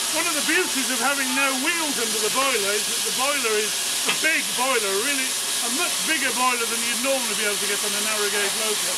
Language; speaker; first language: English; native; English